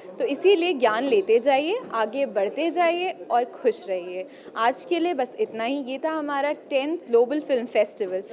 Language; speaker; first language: Hindi; native; Hindi